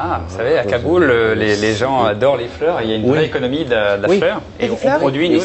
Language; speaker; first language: French; native; French